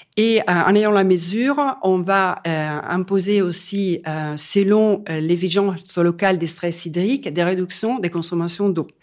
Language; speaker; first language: French; non-native, fluent; Italian